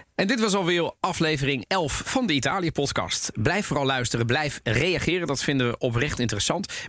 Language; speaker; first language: Dutch; early bilingual, other home language; Italian